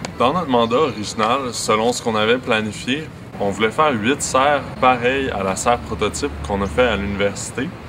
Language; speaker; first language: French; native; French